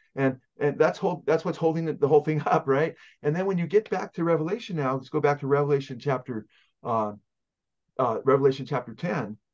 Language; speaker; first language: English; native; English